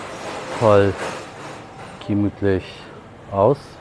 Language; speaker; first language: German; native; German